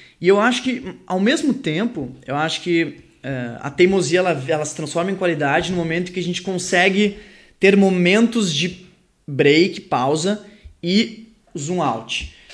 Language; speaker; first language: Portuguese; early bilingual, other home language; French